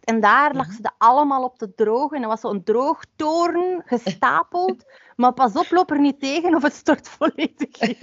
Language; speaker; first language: Dutch; native; Dutch